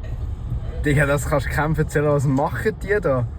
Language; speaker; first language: German; native; German